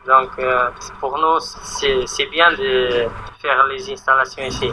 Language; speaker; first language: French; non-native, learner; Portuguese